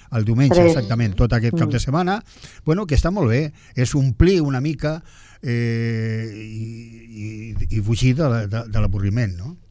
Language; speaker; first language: Catalan; non-native, local second language; Galician